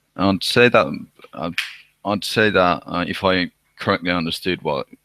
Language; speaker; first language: English; non-native, fluent; Finnish